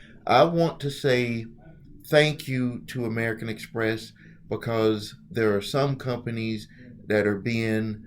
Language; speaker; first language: English; native; English